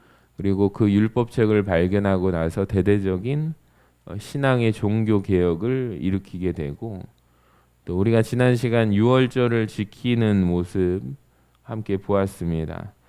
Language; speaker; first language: Korean; native; Korean